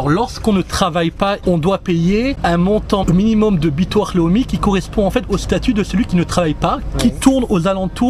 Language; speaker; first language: French; native; French